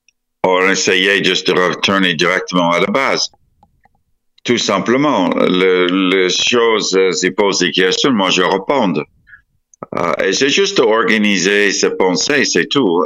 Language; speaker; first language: French; non-native, fluent; English